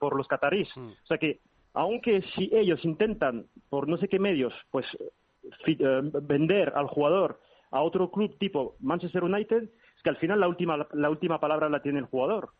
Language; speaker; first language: Spanish; early bilingual, heritage; French